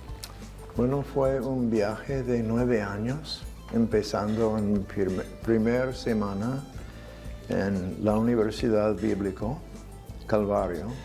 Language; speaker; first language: Spanish; non-native, fluent; English